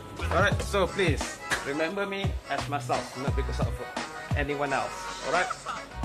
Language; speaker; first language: English; non-native, local second language; Malay